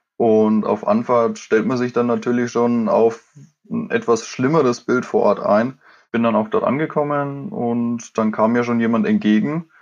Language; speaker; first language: German; native; German